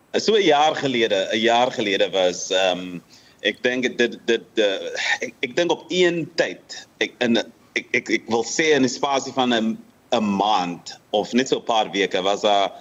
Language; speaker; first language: Afrikaans; native; Afrikaans